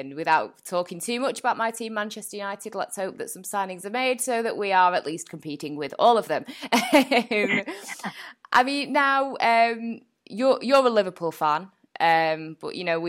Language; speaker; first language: English; native; English